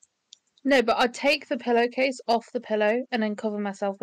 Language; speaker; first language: English; native; English